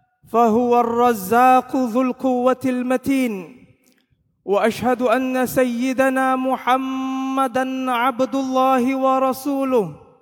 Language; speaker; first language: Arabic; non-native, fluent; Malay